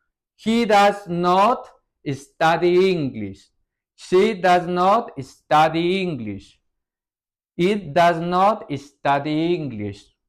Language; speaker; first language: English; non-native, fluent; Spanish